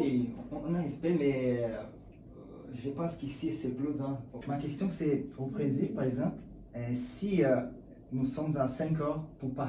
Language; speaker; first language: French; non-native, learner; Portuguese